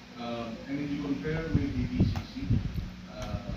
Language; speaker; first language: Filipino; native; Filipino